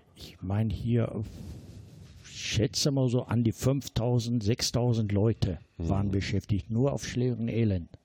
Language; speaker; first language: German; non-native, fluent; Turkish